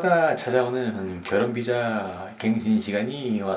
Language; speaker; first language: Korean; native; Korean